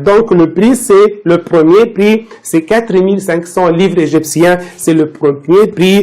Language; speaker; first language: French; non-native, fluent; Arabic